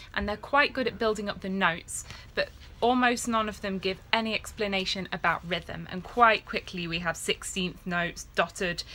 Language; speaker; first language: English; native; English